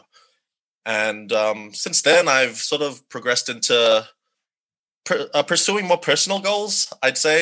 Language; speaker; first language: English; non-native, local second language; Malay